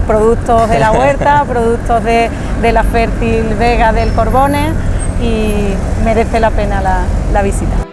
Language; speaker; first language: Spanish; native; Spanish